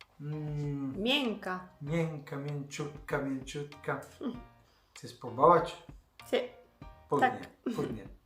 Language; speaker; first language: Polish; non-native, learner; Italian